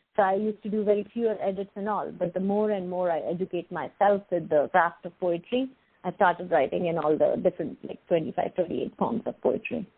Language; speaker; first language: English; non-native, local second language; Hindi